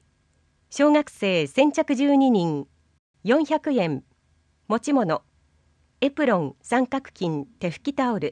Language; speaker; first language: Japanese; native; Japanese